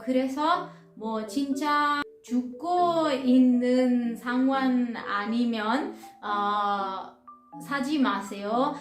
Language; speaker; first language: Korean; non-native, fluent; Italian